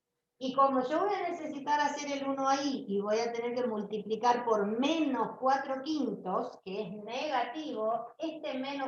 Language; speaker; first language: Spanish; native; Spanish